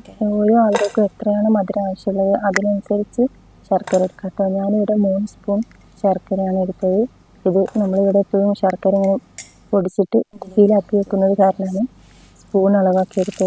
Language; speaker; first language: Malayalam; native; Malayalam